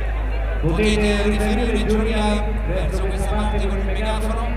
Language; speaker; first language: Italian; native; Italian